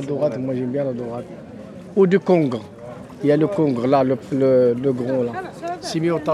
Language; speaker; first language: French; non-native, learner; Arabic